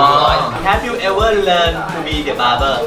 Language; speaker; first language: English; non-native, learner; Thai